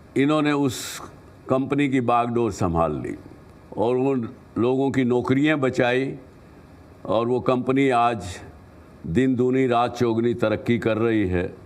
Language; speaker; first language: Hindi; native; Hindi